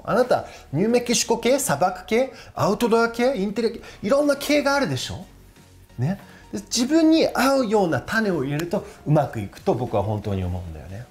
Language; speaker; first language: Japanese; non-native, fluent; English